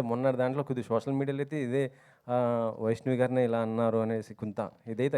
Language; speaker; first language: Telugu; native; Telugu